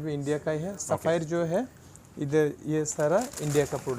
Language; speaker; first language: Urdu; non-native, fluent; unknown